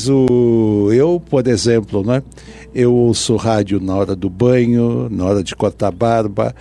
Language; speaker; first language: Portuguese; native; Portuguese